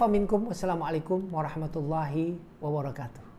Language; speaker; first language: Indonesian; native; Indonesian